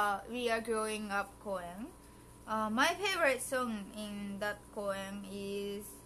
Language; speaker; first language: English; early bilingual, other home language; Japanese